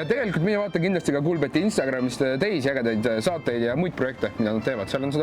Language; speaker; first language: Estonian; native; Estonian